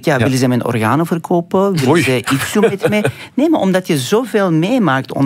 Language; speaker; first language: Dutch; non-native, fluent; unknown